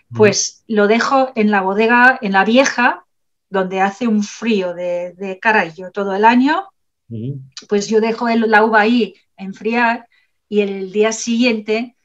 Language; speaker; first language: Spanish; non-native, fluent; English